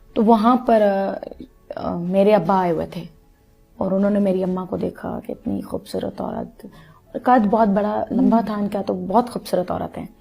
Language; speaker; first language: Urdu; non-native, local second language; Punjabi